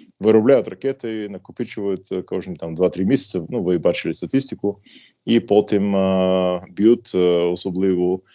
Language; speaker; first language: Ukrainian; non-native, fluent; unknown